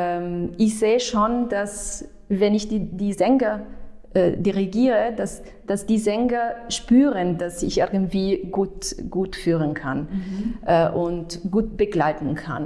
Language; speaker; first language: German; non-native, fluent; Italian